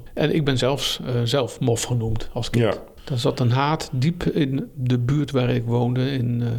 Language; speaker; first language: Dutch; early bilingual, other home language; German